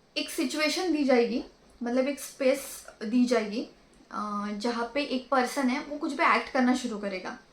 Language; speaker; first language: Hindi; non-native, local second language; Marathi